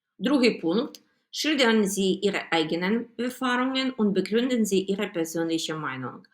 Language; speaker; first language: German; non-native, fluent; Ukrainian